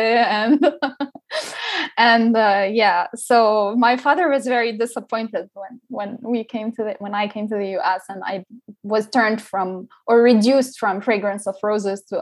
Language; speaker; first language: English; non-native, local second language; Arabic